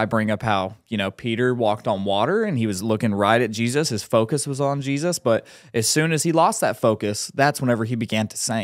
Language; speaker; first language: English; native; English